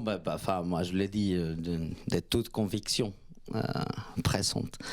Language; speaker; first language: French; non-native, fluent; Spanish